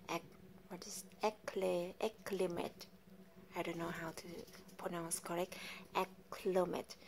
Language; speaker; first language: English; non-native, learner; Thai